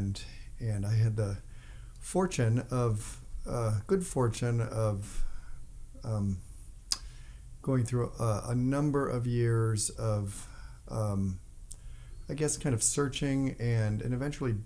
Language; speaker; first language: English; native; English